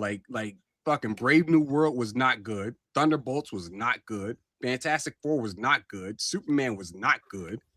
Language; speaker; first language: English; native; English